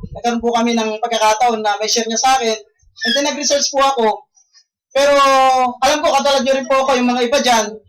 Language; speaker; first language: Filipino; non-native, local second language; Iloko